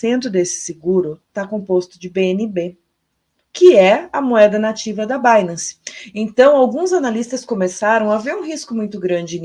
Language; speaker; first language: Portuguese; native; Portuguese